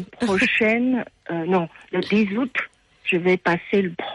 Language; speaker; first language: French; non-native, fluent; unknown